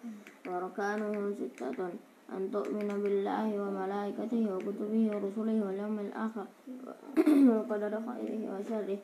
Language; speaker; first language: Arabic; non-native, learner; Indonesian